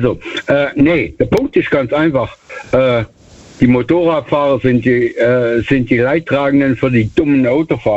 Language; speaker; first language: German; native; German